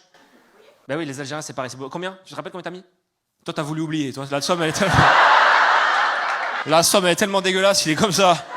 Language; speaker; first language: French; native; French